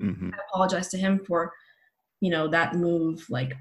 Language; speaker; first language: English; native; English